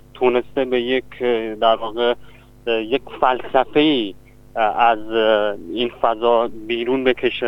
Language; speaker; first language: Persian; non-native, local second language; Kurdish